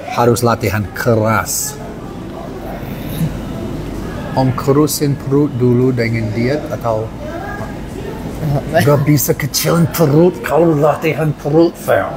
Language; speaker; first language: Indonesian; non-native, learner; English